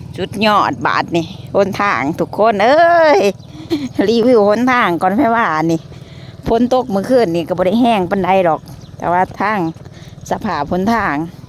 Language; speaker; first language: Thai; native; Thai